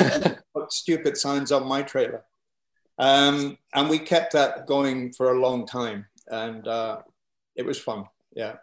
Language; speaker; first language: English; native; English